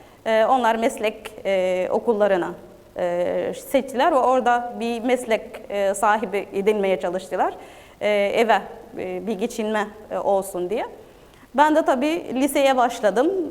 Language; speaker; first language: Turkish; non-native, fluent; Arabic